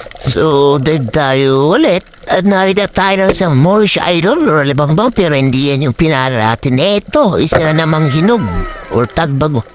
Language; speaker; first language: Filipino; native; Filipino